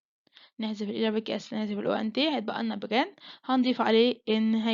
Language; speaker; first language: Arabic; native; Arabic